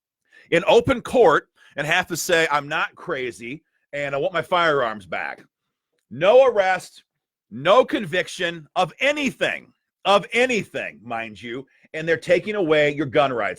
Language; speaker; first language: English; native; English